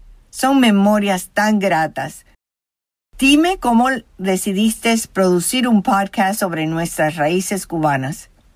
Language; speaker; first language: Spanish; early bilingual, heritage; Spanish